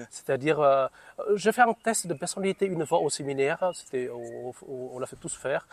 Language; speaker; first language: French; non-native, fluent; Vietnamese